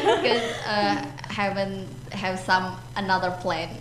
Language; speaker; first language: English; non-native, learner; Indonesian